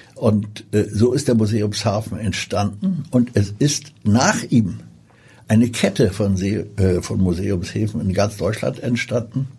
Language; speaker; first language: German; early bilingual, other home language; Polish